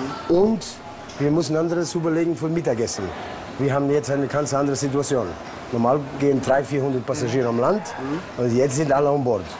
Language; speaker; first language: German; non-native, learner; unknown